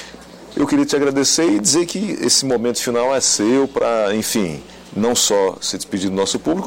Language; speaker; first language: Portuguese; native; Portuguese